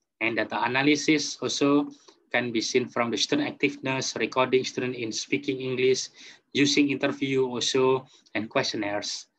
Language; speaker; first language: English; non-native, fluent; Indonesian